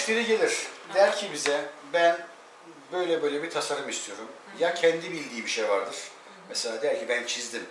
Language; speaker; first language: Turkish; native; Turkish